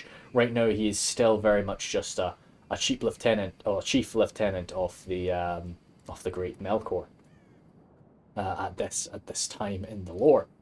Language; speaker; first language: English; native; English